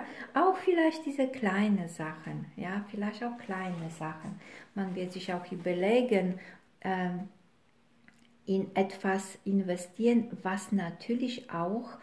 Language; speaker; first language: German; non-native, fluent; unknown